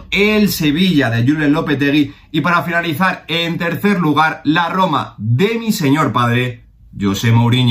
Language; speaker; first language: Spanish; native; Spanish